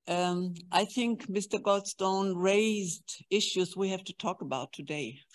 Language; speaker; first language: English; non-native, fluent; German